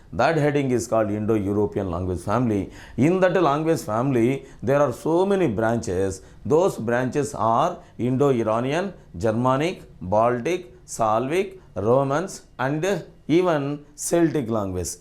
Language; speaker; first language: English; non-native, local second language; Telugu